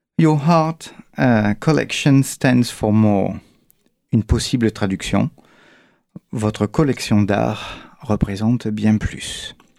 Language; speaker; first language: French; native; French